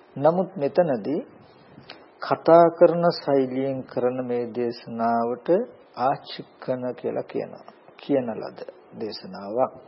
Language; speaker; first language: Sinhala; native; Sinhala